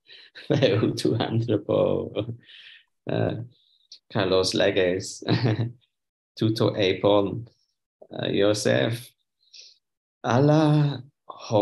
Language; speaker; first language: Greek; non-native, learner; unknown